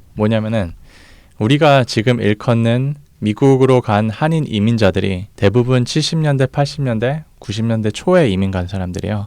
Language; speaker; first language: Korean; native; Korean